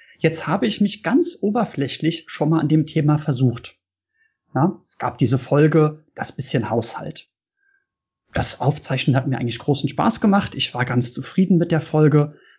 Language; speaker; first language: German; native; German